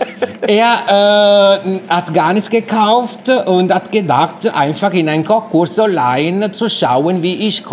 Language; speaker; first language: German; non-native, fluent; Italian